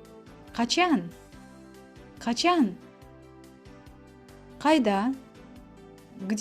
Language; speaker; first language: Russian; non-native, local second language; Kyrgyz